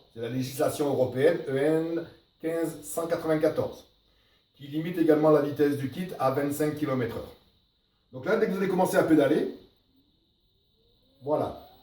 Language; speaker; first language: French; native; French